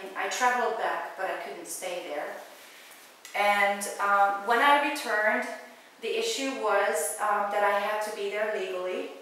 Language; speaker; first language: English; non-native, fluent; Hungarian